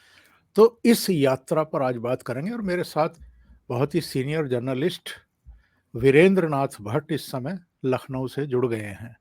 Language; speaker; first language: Hindi; native; Hindi